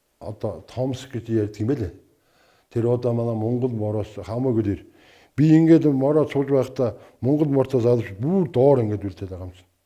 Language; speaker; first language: Mongolian; non-native, local second language; Kazakh